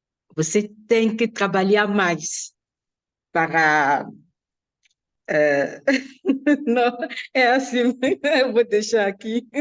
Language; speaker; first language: Portuguese; non-native, learner; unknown